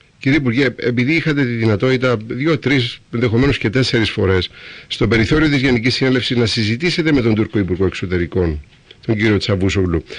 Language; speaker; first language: Greek; native; Greek